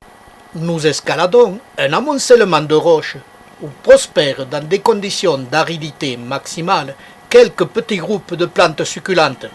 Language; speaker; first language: French; native; French